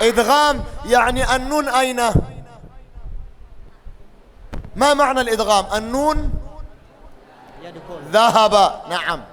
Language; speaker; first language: Arabic; native; Arabic